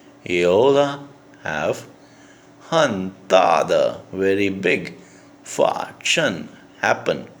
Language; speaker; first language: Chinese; non-native, learner; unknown